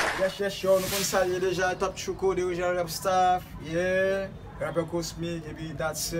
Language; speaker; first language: French; non-native, local second language; Haitian Creole